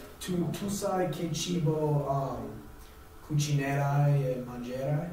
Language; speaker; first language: Italian; non-native, learner; English